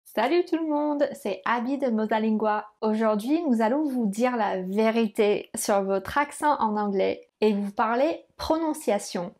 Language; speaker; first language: French; non-native, fluent; English